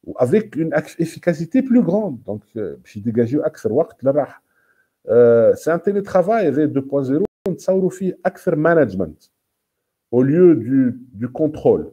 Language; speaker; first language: French; non-native, local second language; Arabic